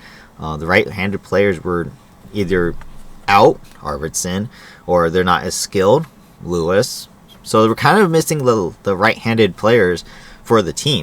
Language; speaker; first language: English; native; English